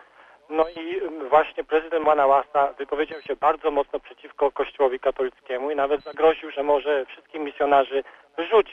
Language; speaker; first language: Polish; native; Polish